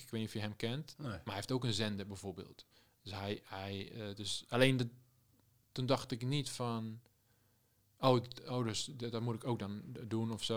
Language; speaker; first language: Dutch; native; Dutch